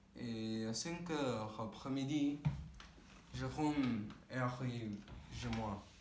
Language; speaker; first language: French; non-native, learner; Spanish